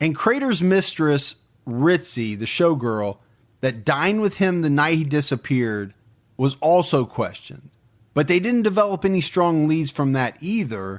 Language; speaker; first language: English; native; English